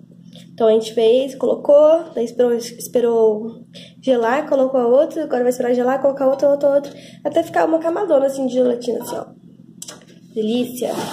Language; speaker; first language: Portuguese; native; Portuguese